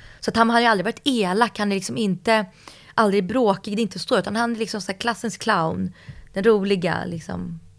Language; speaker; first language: Swedish; early bilingual, other home language; Russian